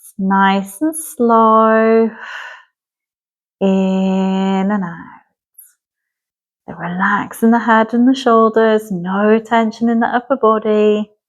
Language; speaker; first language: English; native; English